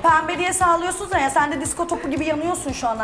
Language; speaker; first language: Turkish; native; Turkish